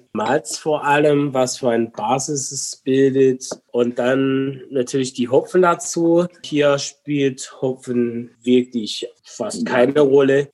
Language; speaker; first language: German; non-native, fluent; English